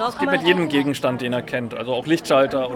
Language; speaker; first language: German; native; German